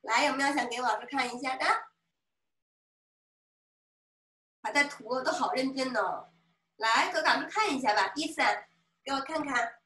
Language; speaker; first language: Chinese; native; Chinese